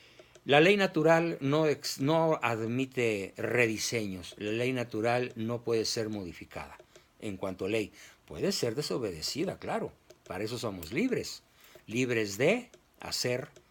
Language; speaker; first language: Spanish; native; Spanish